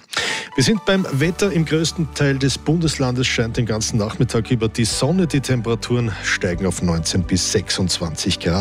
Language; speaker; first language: German; native; German